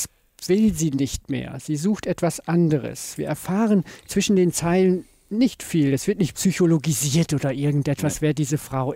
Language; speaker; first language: German; native; German